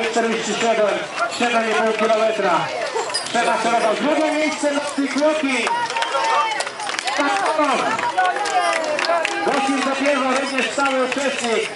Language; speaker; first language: Polish; native; Polish